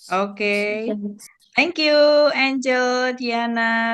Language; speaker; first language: English; non-native, fluent; Indonesian